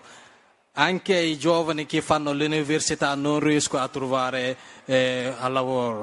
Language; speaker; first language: Italian; non-native, learner; Wolof